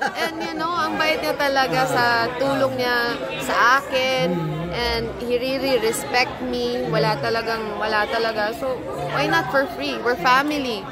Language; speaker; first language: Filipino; non-native, local second language; Cebuano